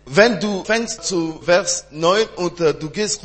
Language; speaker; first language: German; non-native, learner; French